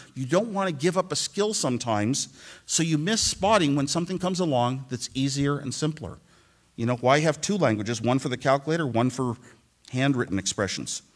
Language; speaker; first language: English; native; English